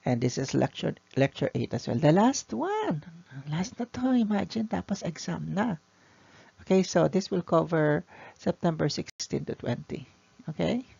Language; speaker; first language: English; non-native, local second language; Filipino